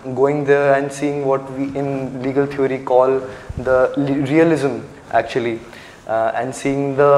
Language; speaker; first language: English; non-native, local second language; Hindi